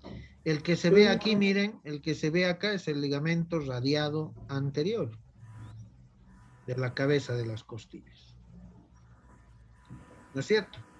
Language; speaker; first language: Spanish; native; Spanish